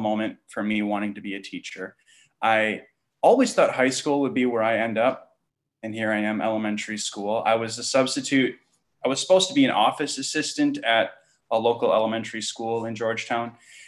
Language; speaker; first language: English; native; English